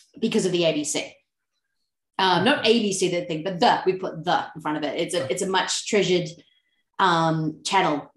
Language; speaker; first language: English; native; English